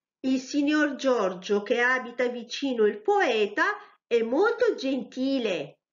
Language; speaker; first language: Italian; non-native, fluent; Arabic